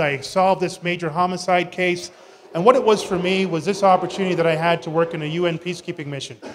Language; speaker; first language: English; native; English